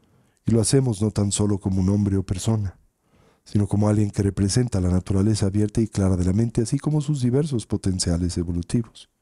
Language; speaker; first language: Spanish; native; Spanish